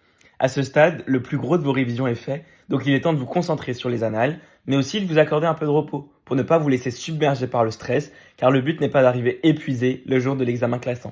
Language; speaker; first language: French; native; French